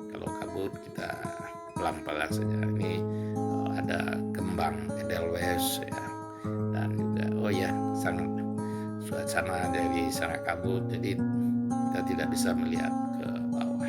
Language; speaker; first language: Indonesian; non-native, local second language; Minangkabau